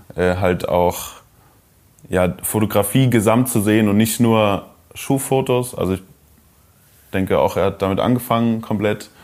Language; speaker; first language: German; native; German